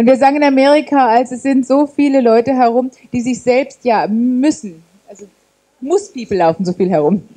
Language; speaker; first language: German; native; German